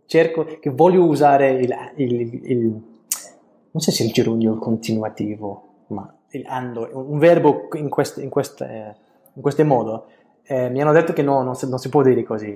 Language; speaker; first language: Italian; non-native, fluent; English